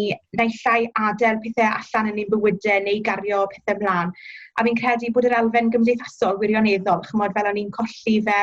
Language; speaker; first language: Welsh; native; Welsh